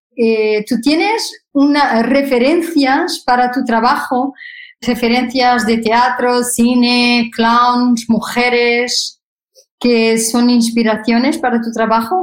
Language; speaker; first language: Spanish; non-native, fluent; Portuguese